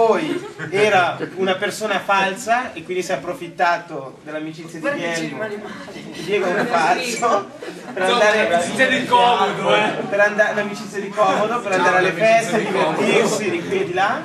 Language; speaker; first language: Italian; native; Italian